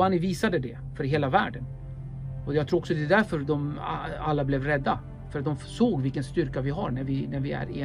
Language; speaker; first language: Swedish; early bilingual, other home language; Kurdish